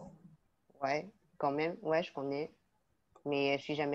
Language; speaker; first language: French; non-native, learner; Chinese